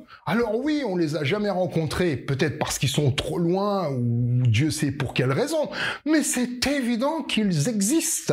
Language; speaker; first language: French; native; French